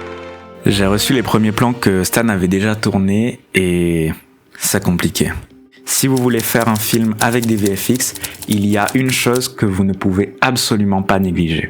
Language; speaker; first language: French; native; French